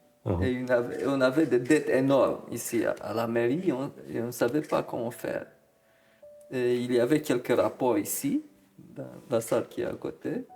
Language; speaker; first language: French; non-native, fluent; Romanian